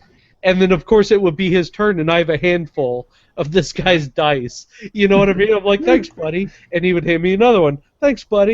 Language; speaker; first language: English; native; English